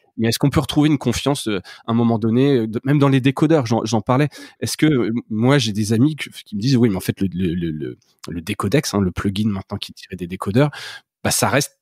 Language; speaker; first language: French; native; French